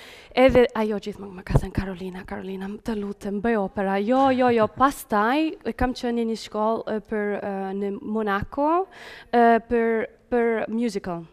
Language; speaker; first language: Albanian; early bilingual, heritage; Spanish